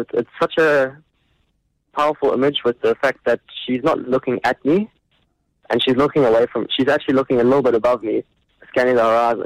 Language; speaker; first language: English; native; English